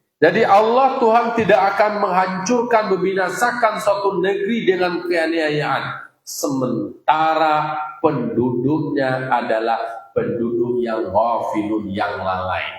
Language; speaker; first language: Indonesian; non-native, local second language; Minangkabau